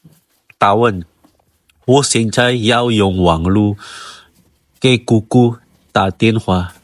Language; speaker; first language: Chinese; non-native, learner; Indonesian